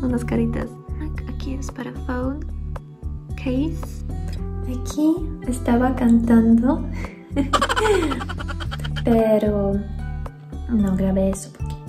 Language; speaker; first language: Spanish; non-native, learner; Polish